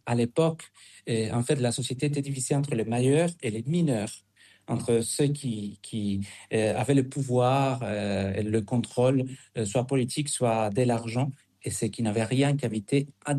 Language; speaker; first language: French; non-native, fluent; Spanish